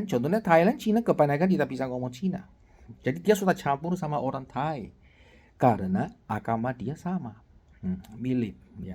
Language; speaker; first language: Indonesian; non-native, fluent; Chinese